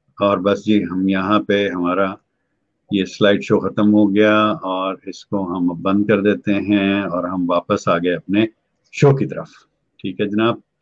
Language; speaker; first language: Urdu; native; Urdu